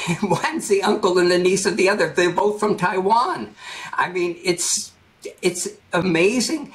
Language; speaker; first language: English; native; English